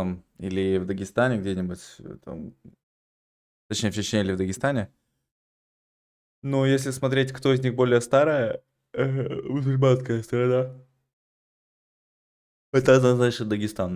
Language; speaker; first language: Russian; native; Russian